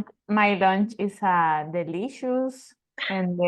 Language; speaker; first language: English; non-native, learner; Spanish